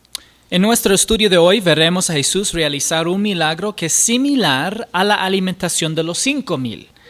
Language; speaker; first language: Spanish; non-native, fluent; English